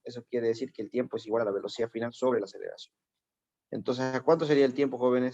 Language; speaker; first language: Spanish; native; Spanish